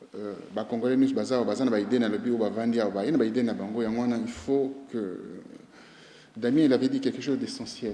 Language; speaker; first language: French; non-native, local second language; Lingala